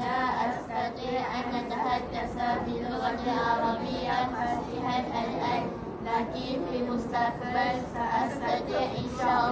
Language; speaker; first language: Arabic; non-native, learner; Malay